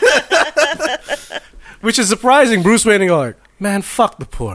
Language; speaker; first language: English; native; English